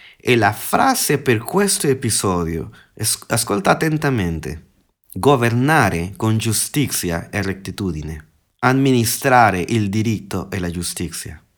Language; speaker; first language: Italian; non-native, fluent; Spanish